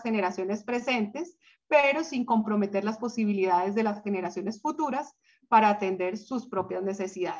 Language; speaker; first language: Spanish; native; Spanish